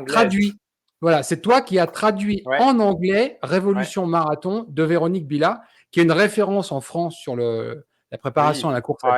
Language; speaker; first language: French; native; French